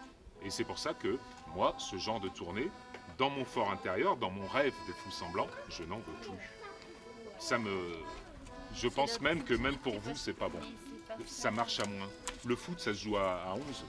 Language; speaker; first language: French; native; French